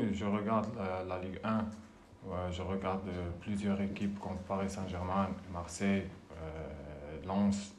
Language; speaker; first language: French; non-native, learner; Arabic